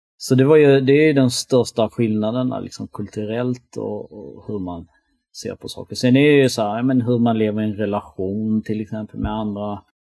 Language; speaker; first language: Swedish; early bilingual, other home language; Albanian